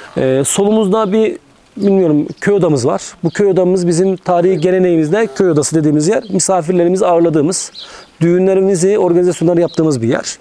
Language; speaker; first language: Turkish; native; Turkish